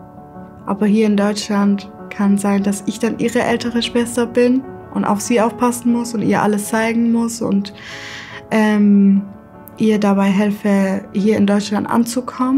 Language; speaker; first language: German; early bilingual, other home language; Kurdish